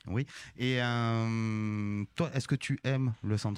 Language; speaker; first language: French; native; French